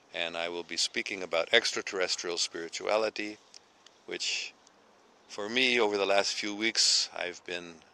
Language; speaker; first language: English; native; English